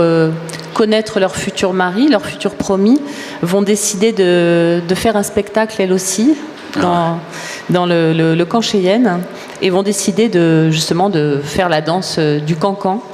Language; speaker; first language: French; native; French